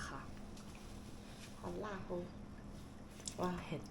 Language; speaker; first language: Chinese; non-native, learner; Thai